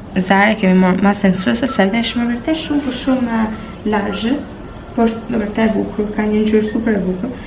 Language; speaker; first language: Albanian; early bilingual, heritage; Albanian